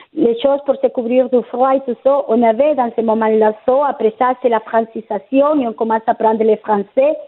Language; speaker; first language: French; non-native, fluent; Spanish